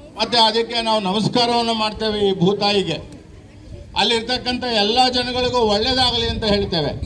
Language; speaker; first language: Kannada; non-native, local second language; Marathi